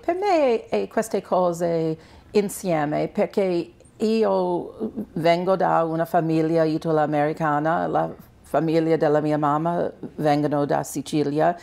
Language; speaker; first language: Italian; non-native, fluent; English